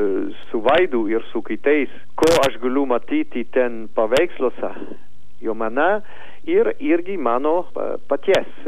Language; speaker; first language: Lithuanian; non-native, learner; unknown